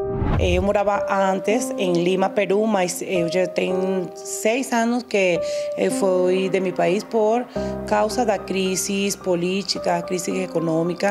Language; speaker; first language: Portuguese; non-native, fluent; Spanish